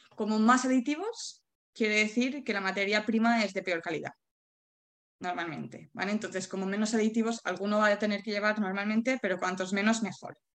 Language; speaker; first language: Spanish; native; Spanish